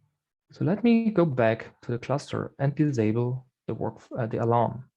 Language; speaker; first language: English; non-native, fluent; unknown